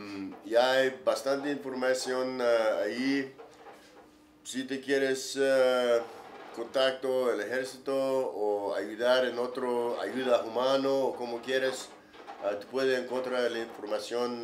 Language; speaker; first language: Spanish; non-native, learner; English